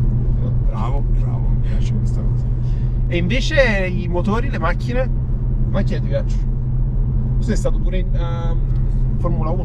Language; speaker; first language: Italian; native; Italian